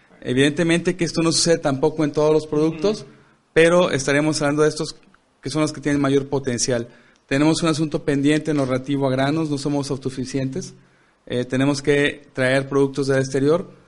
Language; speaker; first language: Spanish; native; Spanish